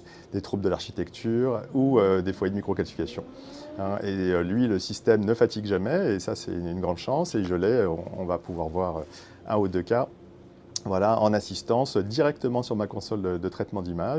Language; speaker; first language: French; native; French